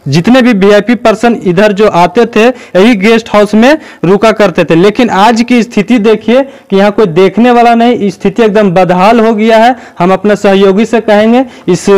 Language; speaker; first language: Hindi; native; Hindi